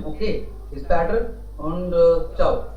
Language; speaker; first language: German; non-native, learner; Hindi